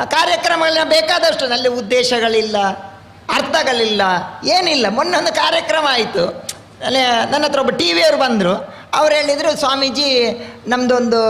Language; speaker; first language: Kannada; non-native, local second language; Tulu